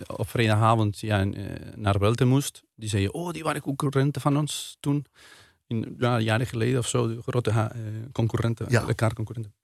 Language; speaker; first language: Dutch; non-native, fluent; Spanish